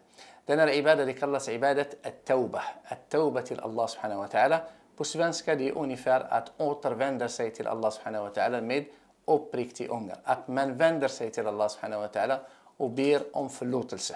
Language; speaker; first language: Swedish; non-native, fluent; Arabic